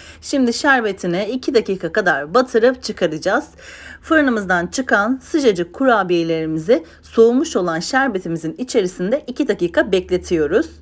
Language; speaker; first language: Turkish; native; Turkish